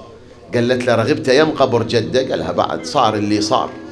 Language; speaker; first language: Arabic; native; Arabic